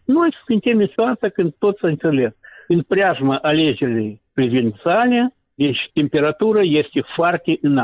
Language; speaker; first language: Romanian; non-native, local second language; Russian